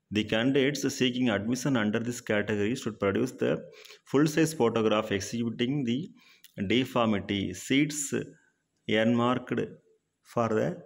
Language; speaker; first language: English; non-native, local second language; Tamil